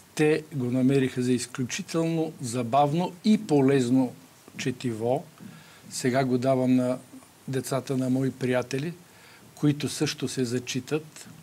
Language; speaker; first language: Bulgarian; native; Bulgarian